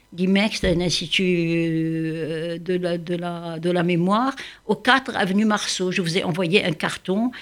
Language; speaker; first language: French; non-native, local second language; Arabic